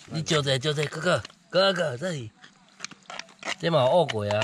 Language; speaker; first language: Chinese; native; Chinese